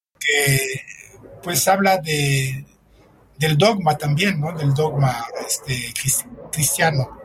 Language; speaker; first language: Spanish; non-native, fluent; French